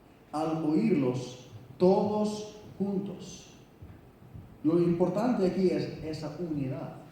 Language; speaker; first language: Spanish; non-native, fluent; Icelandic